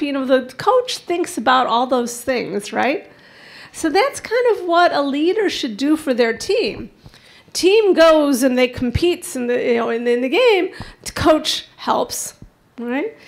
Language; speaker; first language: English; native; English